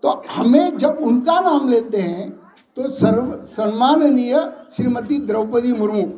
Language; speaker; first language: Hindi; non-native, local second language; Marathi